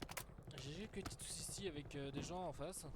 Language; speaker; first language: French; native; French